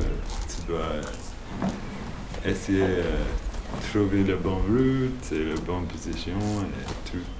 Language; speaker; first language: French; non-native, learner; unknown